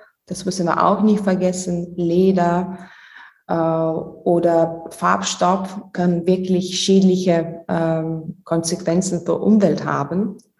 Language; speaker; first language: German; non-native, fluent; Lithuanian